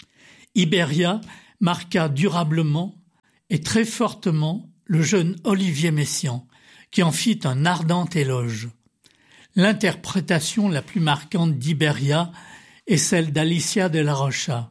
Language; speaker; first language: French; native; French